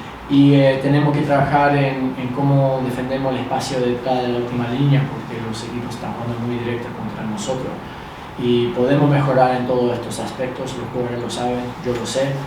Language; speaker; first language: Spanish; early bilingual, other home language; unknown